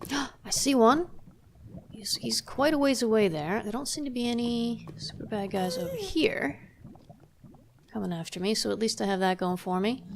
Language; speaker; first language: English; native; English